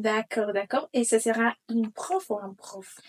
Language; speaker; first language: French; non-native, fluent; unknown